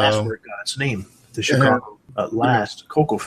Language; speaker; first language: English; native; English